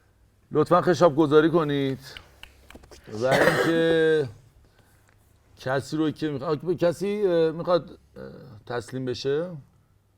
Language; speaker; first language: Persian; native; Persian